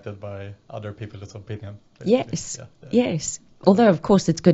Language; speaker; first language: English; native; English